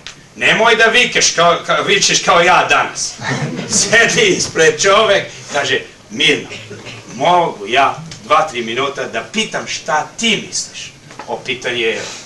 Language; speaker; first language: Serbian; early bilingual, heritage; Serbian